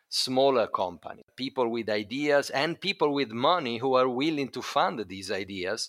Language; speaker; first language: English; non-native, fluent; Italian